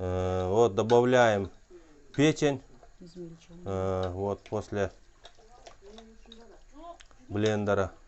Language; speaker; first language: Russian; non-native, local second language; Kyrgyz